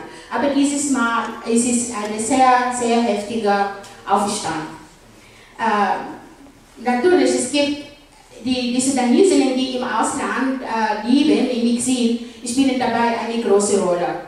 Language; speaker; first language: German; non-native, fluent; Arabic